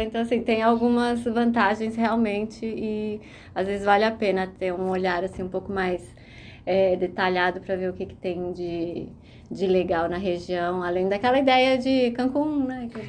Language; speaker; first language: Portuguese; native; Portuguese